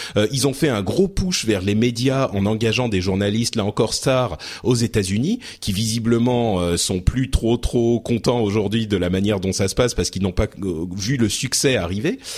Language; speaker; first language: French; early bilingual, other home language; Arabic